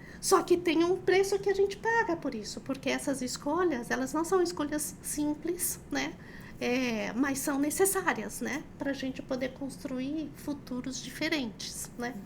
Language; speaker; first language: Portuguese; early bilingual, other home language; Chinese